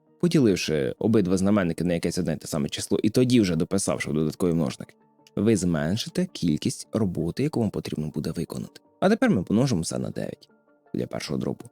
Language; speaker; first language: Ukrainian; native; Ukrainian